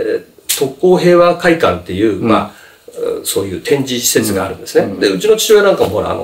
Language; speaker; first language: Japanese; native; Japanese